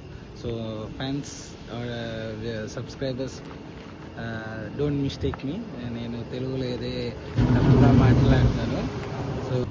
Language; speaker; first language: Telugu; non-native, learner; Tamil